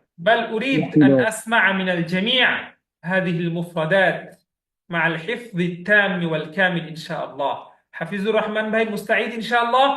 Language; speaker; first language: Arabic; non-native, fluent; Bangla